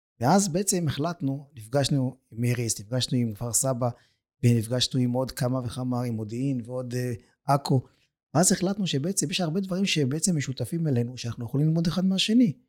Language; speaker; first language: Hebrew; native; Hebrew